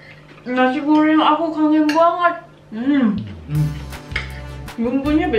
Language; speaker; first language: Indonesian; non-native, learner; Japanese